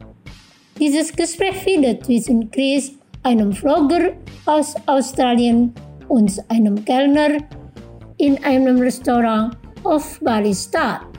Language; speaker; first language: German; non-native, local second language; Indonesian